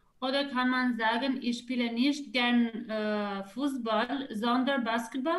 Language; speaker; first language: German; non-native, learner; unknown